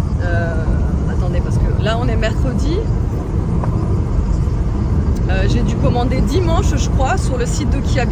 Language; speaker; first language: French; native; French